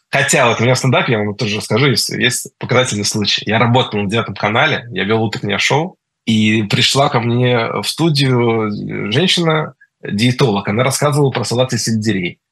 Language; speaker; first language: Russian; early bilingual, heritage; Russian